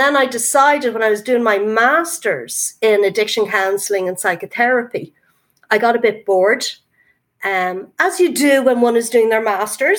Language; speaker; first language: English; native; English